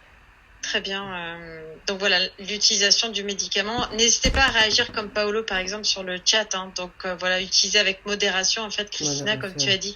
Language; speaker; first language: French; native; French